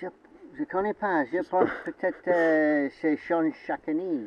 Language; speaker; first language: French; non-native, learner; English